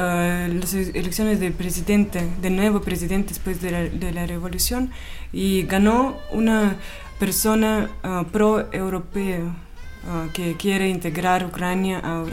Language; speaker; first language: Spanish; non-native, fluent; Russian